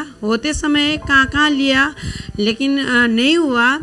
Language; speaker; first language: Hindi; non-native, local second language; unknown